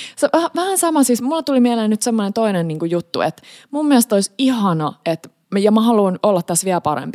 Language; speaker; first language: Finnish; native; Finnish